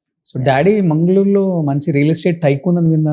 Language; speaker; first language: Telugu; native; Telugu